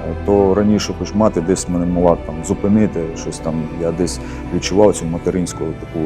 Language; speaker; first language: Ukrainian; early bilingual, other home language; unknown